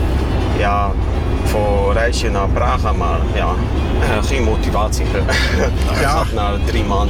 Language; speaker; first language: Dutch; non-native, fluent; Kashubian